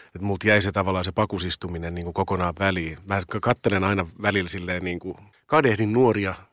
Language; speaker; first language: Finnish; native; Finnish